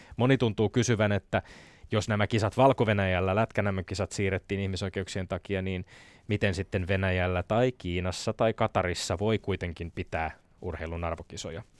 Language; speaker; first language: Finnish; native; Finnish